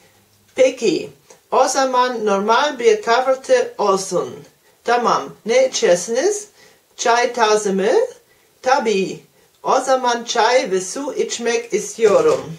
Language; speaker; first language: Turkish; non-native, learner; German